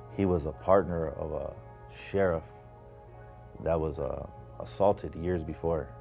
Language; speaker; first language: English; native; English